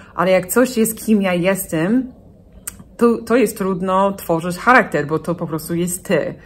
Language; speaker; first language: Polish; non-native, fluent; English